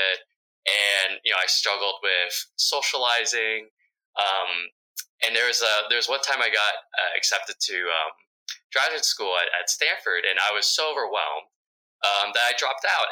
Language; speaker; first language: English; early bilingual, other home language; Vietnamese